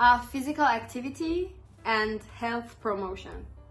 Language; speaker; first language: English; non-native, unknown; Persian